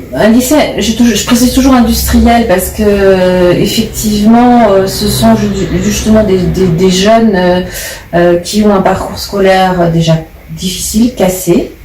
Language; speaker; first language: French; native; French